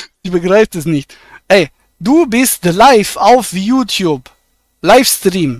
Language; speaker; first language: German; native; German